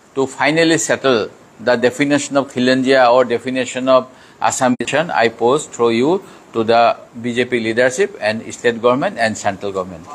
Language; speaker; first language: English; non-native, local second language; Assamese